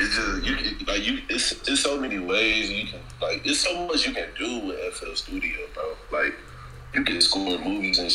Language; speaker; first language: English; native; English